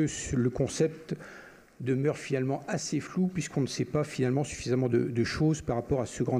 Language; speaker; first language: French; native; French